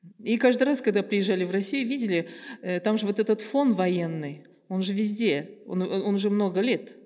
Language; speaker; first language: Russian; native; Russian